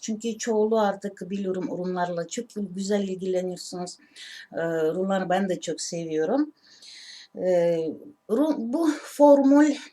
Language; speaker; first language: Turkish; non-native, learner; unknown